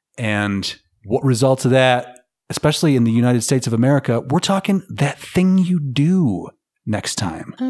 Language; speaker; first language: English; native; English